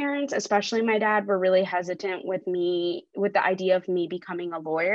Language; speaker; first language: English; early bilingual, other home language; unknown